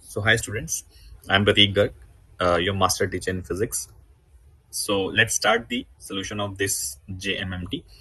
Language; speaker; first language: English; non-native, local second language; Hindi